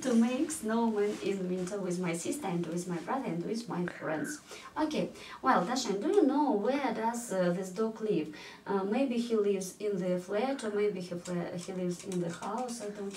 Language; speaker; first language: English; non-native, fluent; Russian